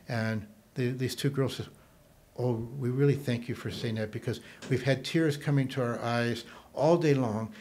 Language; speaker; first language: English; native; English